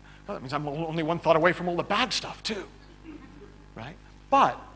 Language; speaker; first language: English; native; English